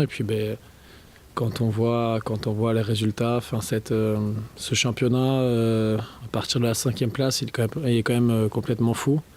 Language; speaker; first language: French; native; French